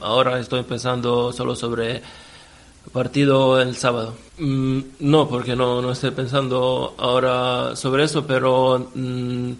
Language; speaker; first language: Spanish; non-native, fluent; Serbian